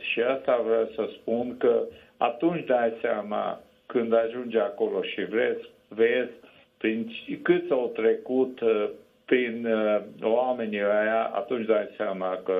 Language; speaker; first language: Romanian; non-native, local second language; Hungarian